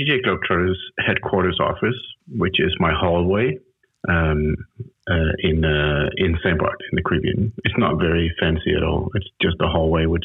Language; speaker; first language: English; non-native, fluent; Danish